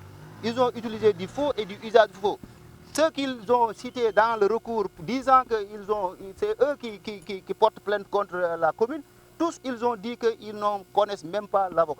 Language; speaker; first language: French; non-native, local second language; Wolof